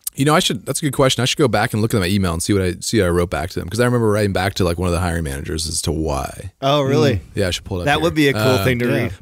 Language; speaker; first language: English; native; English